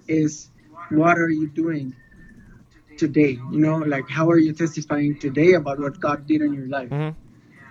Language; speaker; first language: English; non-native, fluent; Spanish